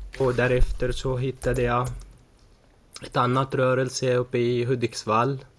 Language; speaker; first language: Swedish; early bilingual, other home language; Arabic